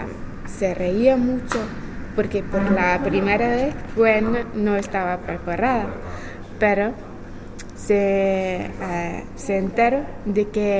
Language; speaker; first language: Spanish; non-native, learner; English